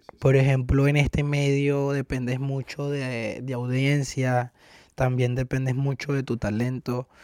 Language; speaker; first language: Spanish; native; Spanish